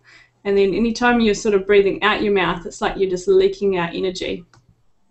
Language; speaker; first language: English; native; English